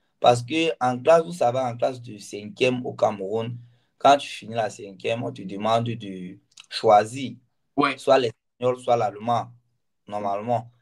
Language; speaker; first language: French; non-native, local second language; Ghomala